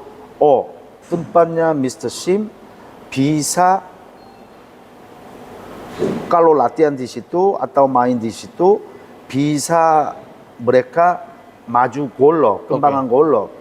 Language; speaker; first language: Indonesian; non-native, learner; Korean